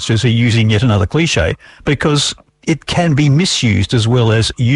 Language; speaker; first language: English; native; English